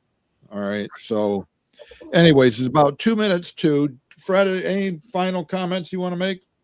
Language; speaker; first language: English; native; English